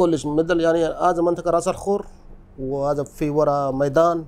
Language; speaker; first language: Arabic; non-native, learner; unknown